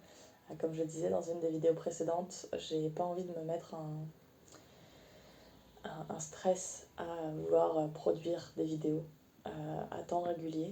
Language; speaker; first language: French; native; French